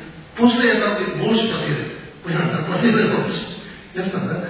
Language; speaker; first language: Russian; non-native, learner; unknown